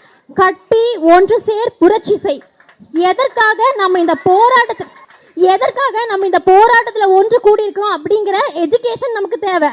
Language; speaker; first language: Tamil; native; Tamil